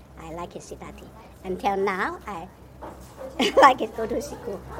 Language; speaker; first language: English; non-native, learner; Cantonese